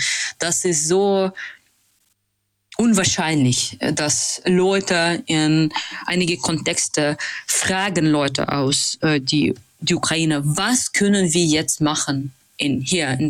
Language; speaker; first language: German; non-native, fluent; Russian